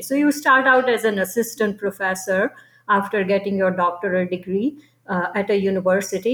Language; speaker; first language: English; non-native, local second language; Gujarati